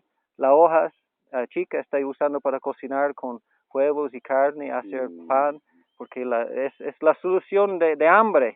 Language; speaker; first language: Spanish; non-native, learner; English